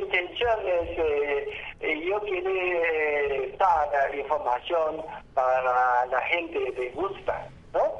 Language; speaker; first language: Spanish; non-native, learner; Chinese